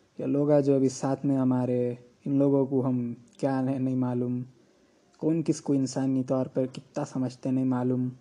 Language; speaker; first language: Urdu; native; Urdu